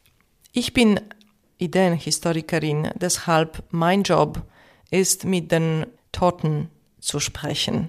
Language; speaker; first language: German; non-native, fluent; Polish